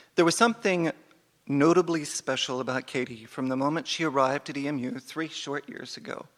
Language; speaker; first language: English; native; English